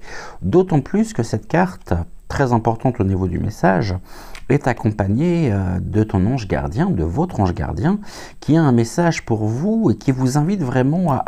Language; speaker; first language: French; native; French